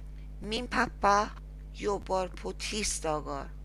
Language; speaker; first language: Swedish; non-native, learner; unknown